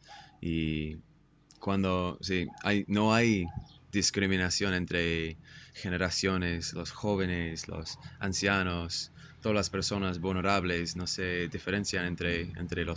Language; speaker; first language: Spanish; non-native, fluent; English